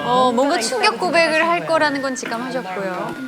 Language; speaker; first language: Korean; native; Korean